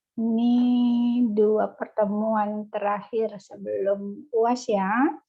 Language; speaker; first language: Indonesian; native; Indonesian